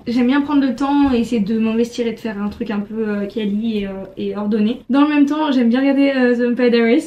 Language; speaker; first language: French; native; French